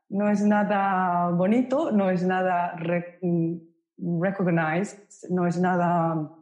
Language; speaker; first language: Spanish; non-native, fluent; Japanese